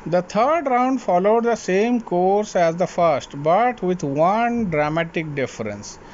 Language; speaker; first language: English; non-native, local second language; Hindi